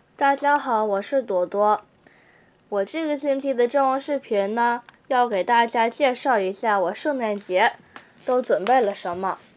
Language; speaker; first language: Chinese; early bilingual, heritage; English